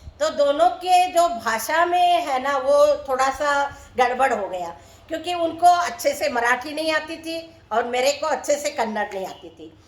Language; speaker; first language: Hindi; non-native, local second language; Marathi